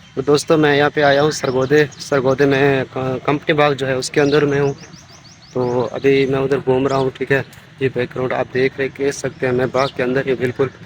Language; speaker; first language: Urdu; non-native, local second language; Saraiki